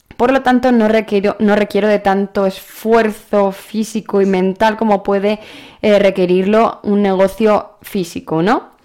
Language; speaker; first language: Spanish; native; Spanish